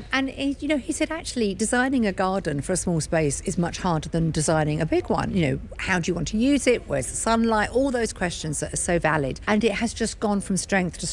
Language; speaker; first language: English; native; English